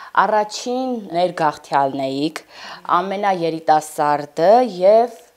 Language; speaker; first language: Armenian; native; Armenian